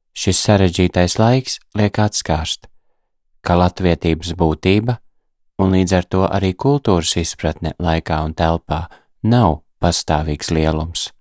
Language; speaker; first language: Latvian; native; Latvian